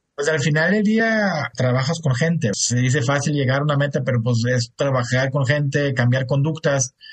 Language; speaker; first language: Spanish; non-native, fluent; German